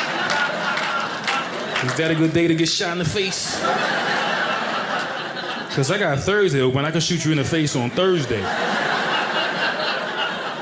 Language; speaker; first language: English; native; English